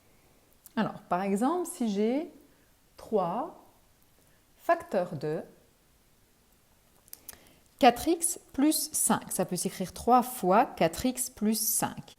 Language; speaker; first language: French; native; French